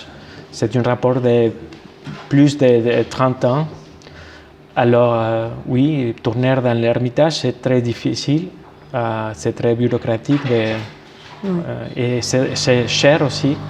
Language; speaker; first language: French; non-native, fluent; Spanish